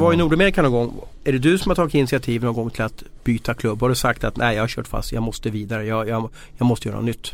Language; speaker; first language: Swedish; native; Swedish